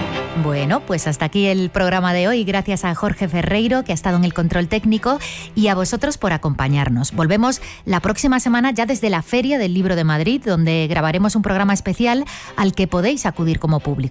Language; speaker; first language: Spanish; native; Spanish